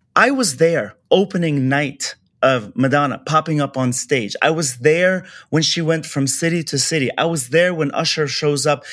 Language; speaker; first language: English; early bilingual, other home language; Persian